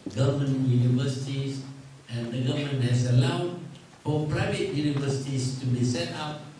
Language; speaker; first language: English; non-native, local second language; Malay